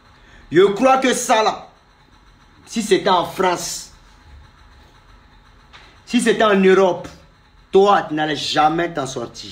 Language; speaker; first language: French; native; French